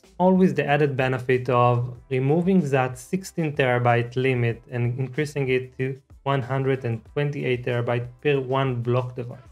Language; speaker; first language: English; non-native, fluent; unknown